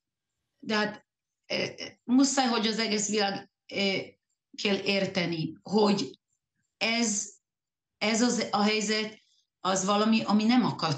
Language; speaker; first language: Hungarian; early bilingual, heritage; Hungarian